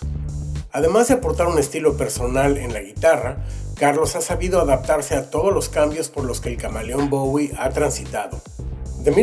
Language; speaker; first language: Spanish; native; Spanish